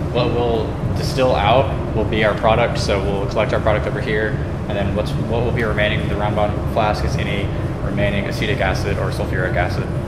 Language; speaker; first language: English; native; English